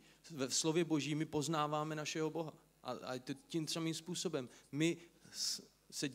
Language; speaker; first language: Czech; native; Czech